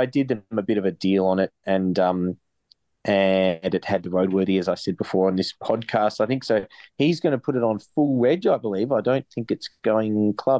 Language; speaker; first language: English; native; English